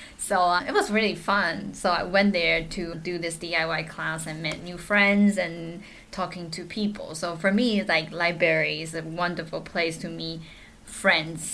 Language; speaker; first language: English; non-native, fluent; Chinese